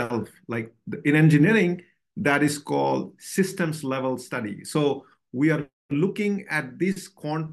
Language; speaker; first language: English; non-native, local second language; Bangla